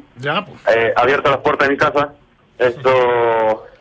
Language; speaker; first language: Spanish; native; Spanish